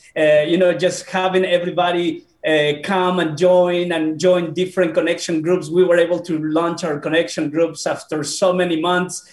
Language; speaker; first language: English; non-native, fluent; Spanish